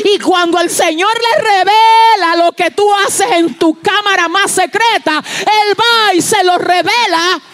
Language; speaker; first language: Spanish; early bilingual, heritage; Spanish